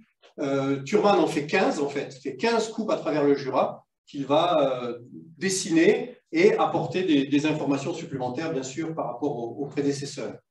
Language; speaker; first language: French; native; French